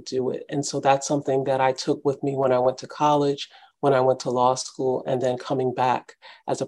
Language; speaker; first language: English; native; English